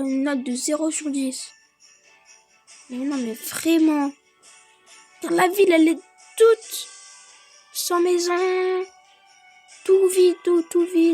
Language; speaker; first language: French; native; French